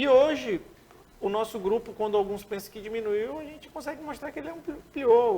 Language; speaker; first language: Portuguese; native; Portuguese